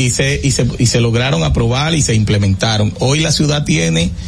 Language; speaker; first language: Spanish; native; Spanish